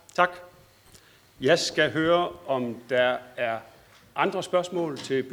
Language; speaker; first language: Danish; native; Danish